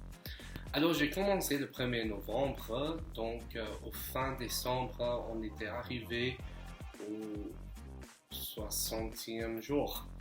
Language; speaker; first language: French; non-native, fluent; English